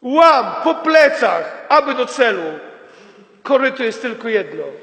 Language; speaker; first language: Polish; native; Polish